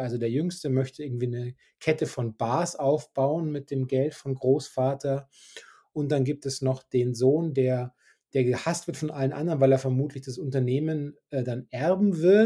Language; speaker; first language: German; native; German